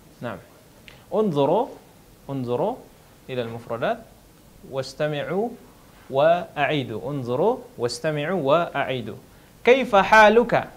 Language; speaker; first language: Arabic; non-native, fluent; Indonesian